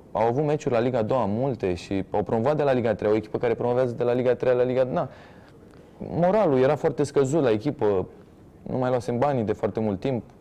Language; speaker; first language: Romanian; native; Romanian